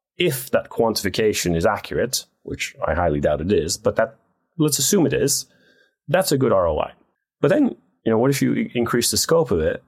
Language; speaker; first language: English; non-native, fluent; Dutch